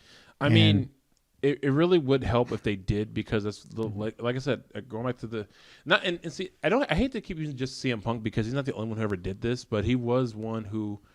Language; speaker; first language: English; native; English